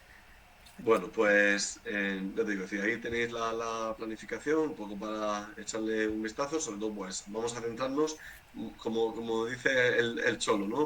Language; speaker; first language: Spanish; native; Spanish